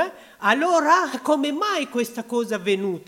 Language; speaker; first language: Italian; non-native, learner; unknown